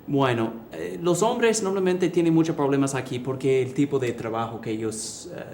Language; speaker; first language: Spanish; early bilingual, heritage; English